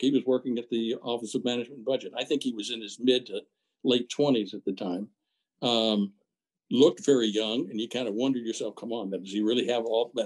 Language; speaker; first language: English; native; English